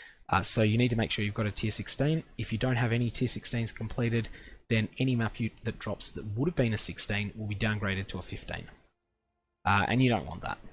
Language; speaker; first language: English; native; English